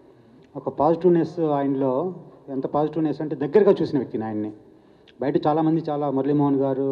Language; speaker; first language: Telugu; native; Telugu